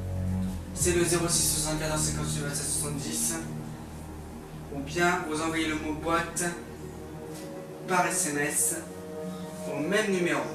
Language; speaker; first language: French; native; French